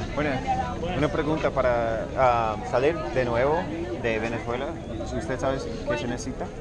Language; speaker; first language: Spanish; non-native, fluent; English